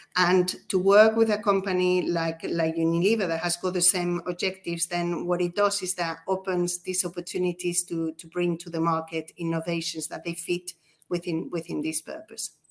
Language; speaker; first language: English; non-native, fluent; Spanish